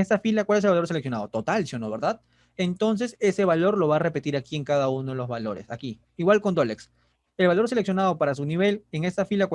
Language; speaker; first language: Spanish; native; Spanish